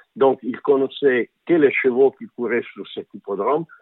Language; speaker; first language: French; non-native, fluent; English